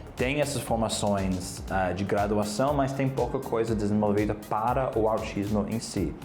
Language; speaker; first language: Portuguese; non-native, fluent; English